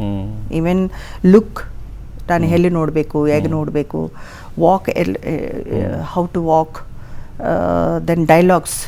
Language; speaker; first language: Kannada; non-native, learner; Telugu